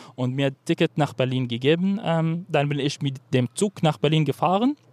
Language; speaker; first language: German; non-native, fluent; Arabic